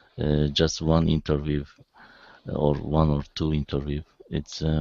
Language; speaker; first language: English; non-native, learner; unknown